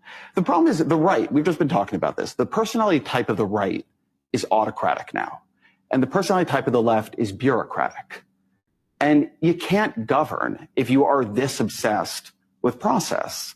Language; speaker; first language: English; native; English